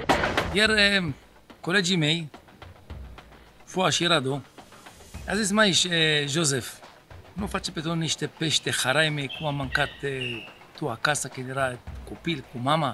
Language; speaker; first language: Romanian; non-native, learner; Arabic